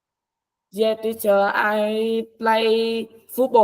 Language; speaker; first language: English; non-native, learner; Vietnamese